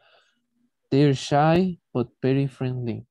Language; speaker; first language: English; non-native, fluent; Spanish